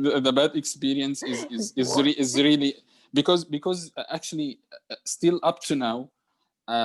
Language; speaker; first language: English; non-native, learner; Arabic